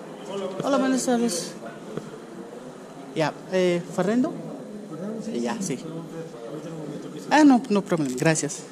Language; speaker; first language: Spanish; non-native, learner; Nepali